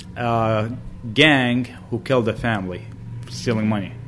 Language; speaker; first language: English; non-native, fluent; Arabic